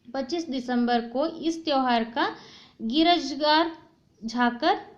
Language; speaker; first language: Hindi; non-native, local second language; Kannada